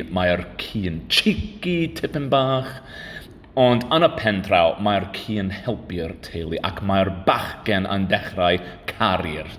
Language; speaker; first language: Welsh; non-native, learner; English